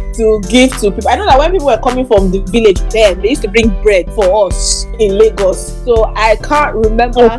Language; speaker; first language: English; non-native, local second language; Yoruba